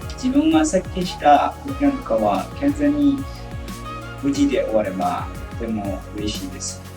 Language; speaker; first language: Japanese; non-native, fluent; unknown